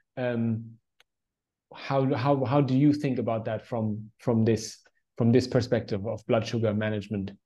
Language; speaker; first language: English; non-native, fluent; German